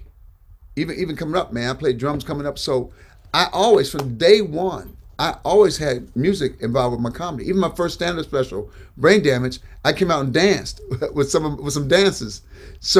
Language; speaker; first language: English; native; English